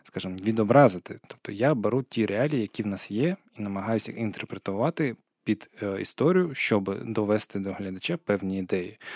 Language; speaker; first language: Ukrainian; non-native, local second language; Crimean Tatar